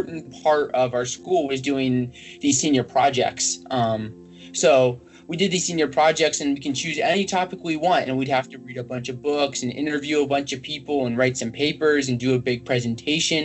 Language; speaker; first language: English; native; English